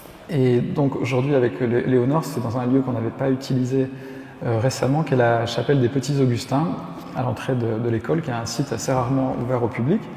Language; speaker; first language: French; native; French